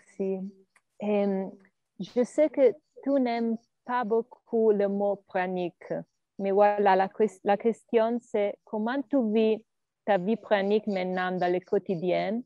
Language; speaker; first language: French; non-native, learner; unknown